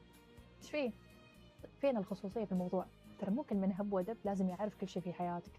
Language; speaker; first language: Arabic; native; Arabic